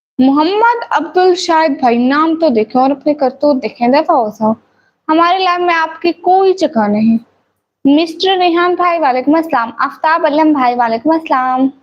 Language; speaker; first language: Urdu; non-native, local second language; Punjabi